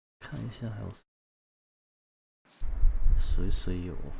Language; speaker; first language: Chinese; native; Chinese